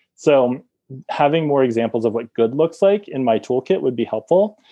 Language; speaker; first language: English; native; English